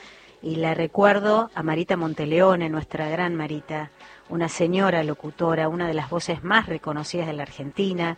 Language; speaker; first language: Spanish; native; Spanish